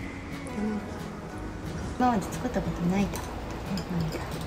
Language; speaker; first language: Japanese; early bilingual, heritage; Japanese